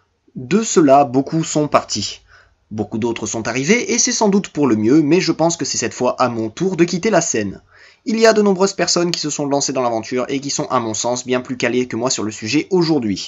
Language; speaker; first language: French; native; French